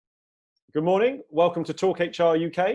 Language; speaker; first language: English; native; English